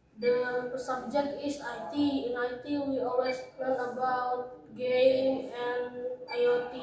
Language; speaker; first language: English; non-native, learner; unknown